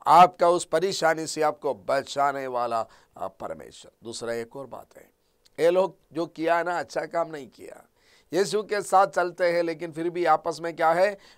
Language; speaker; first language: Hindi; non-native, local second language; Malayalam